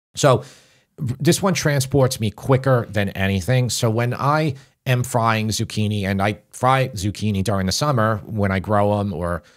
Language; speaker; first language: English; native; English